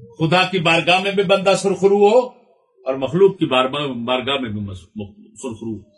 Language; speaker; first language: Urdu; non-native, local second language; Punjabi